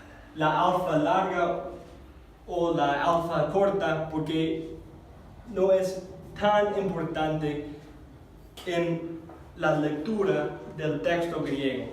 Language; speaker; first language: Spanish; non-native, fluent; English